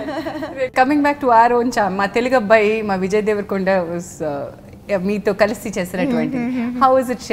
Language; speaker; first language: Telugu; native; Telugu